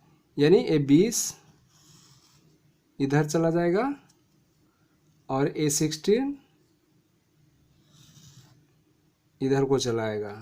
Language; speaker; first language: Hindi; native; Hindi